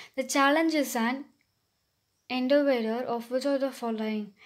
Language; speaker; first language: English; non-native, local second language; Tamil